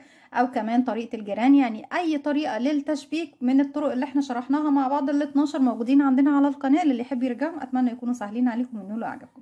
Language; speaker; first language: Arabic; native; Arabic